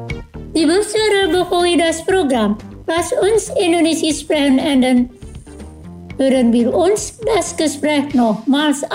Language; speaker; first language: German; non-native, fluent; Indonesian